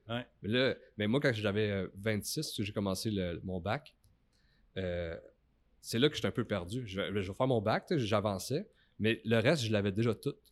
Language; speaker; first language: French; native; French